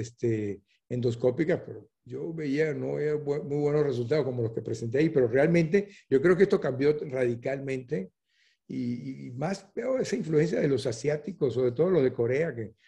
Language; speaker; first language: Spanish; native; Spanish